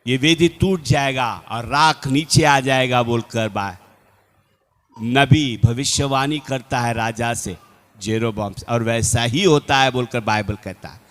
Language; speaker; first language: Hindi; non-native, local second language; Telugu